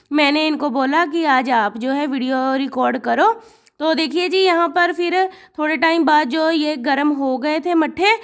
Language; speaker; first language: Hindi; native; Hindi